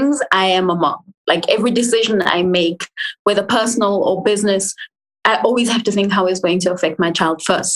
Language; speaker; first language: English; native; English